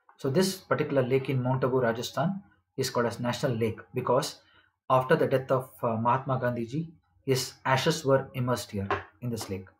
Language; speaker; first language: English; non-native, local second language; Kannada